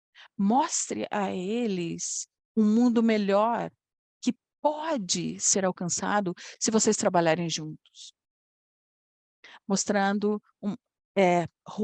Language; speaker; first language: Portuguese; non-native, fluent; Polish